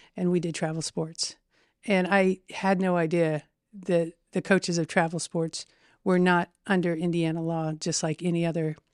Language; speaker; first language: English; native; English